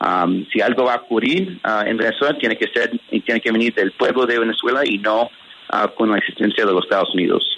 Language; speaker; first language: Spanish; early bilingual, heritage; Spanish